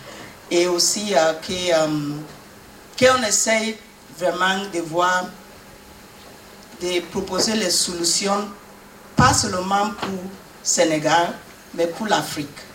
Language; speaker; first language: French; non-native, learner; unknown